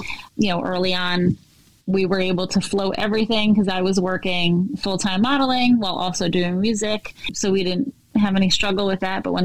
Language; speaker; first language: English; native; English